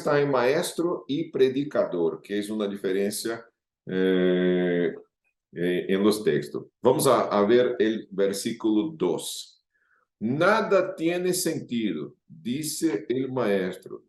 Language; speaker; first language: Spanish; non-native, fluent; Portuguese